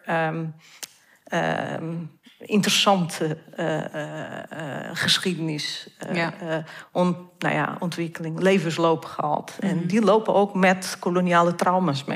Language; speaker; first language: Dutch; non-native, fluent; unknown